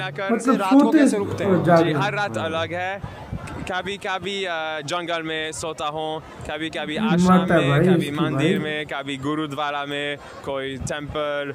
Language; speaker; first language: Hindi; non-native, learner; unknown